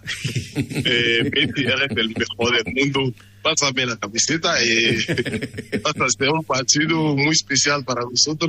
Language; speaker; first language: Spanish; non-native, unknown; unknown